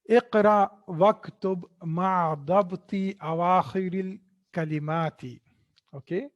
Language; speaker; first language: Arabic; non-native, fluent; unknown